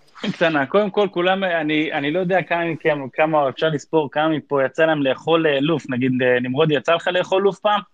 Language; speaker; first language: Hebrew; native; Hebrew